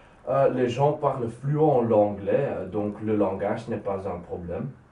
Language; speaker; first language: French; non-native, local second language; Dutch